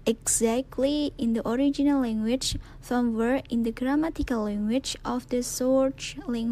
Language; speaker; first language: English; non-native, learner; Indonesian